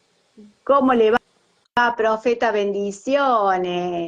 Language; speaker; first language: Spanish; native; Spanish